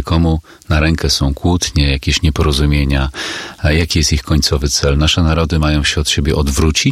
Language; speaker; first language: Polish; native; Polish